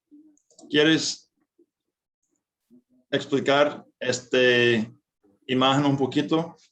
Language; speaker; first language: Spanish; non-native, fluent; English